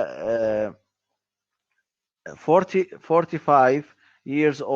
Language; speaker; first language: English; non-native, learner; Arabic